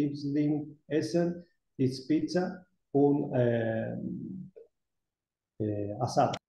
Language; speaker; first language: German; non-native, learner; Spanish